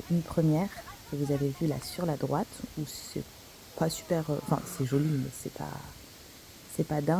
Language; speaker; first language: French; native; French